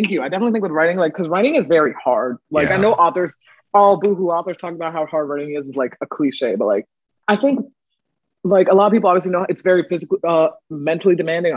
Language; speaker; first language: English; native; English